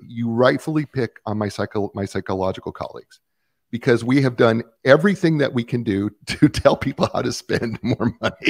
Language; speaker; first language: English; native; English